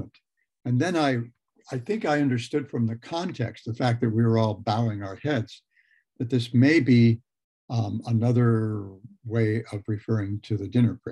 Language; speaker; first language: English; native; English